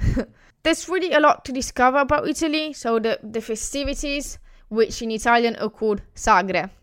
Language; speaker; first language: English; non-native, fluent; Italian